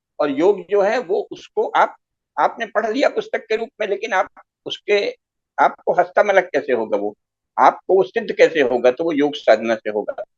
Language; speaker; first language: Hindi; native; Hindi